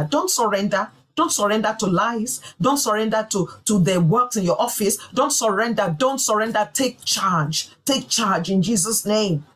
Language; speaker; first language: English; non-native, local second language; Yoruba